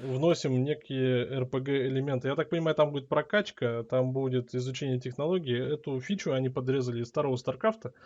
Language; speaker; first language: Russian; native; Russian